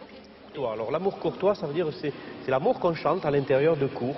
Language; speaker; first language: French; native; French